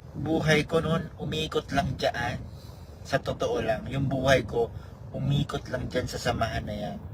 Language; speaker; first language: Filipino; native; Filipino